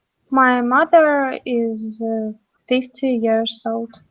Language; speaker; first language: English; non-native, learner; Russian